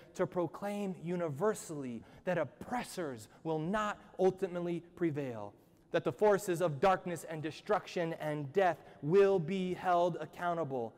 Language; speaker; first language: English; native; English